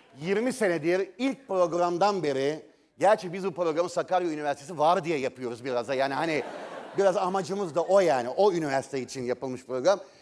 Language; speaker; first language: Turkish; native; Turkish